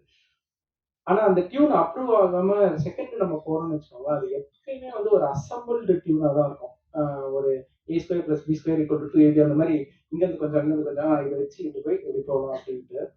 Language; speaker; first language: Tamil; native; Tamil